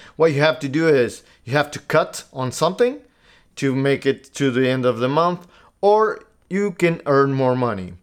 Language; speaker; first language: English; non-native, fluent; Portuguese